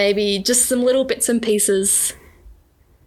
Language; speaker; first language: English; native; English